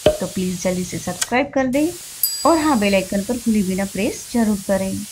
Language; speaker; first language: Hindi; native; Hindi